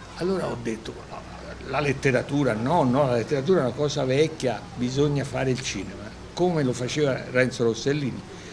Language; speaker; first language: Italian; native; Italian